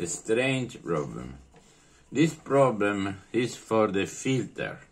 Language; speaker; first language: English; non-native, learner; Italian